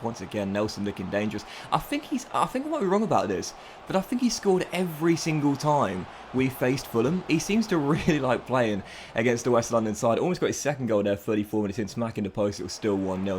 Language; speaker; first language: English; native; English